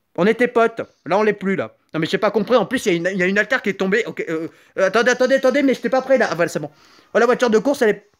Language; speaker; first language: French; native; French